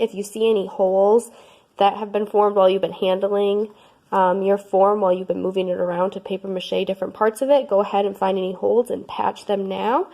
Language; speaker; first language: English; native; English